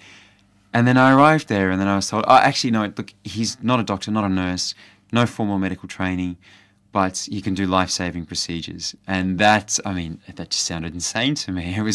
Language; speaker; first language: English; native; English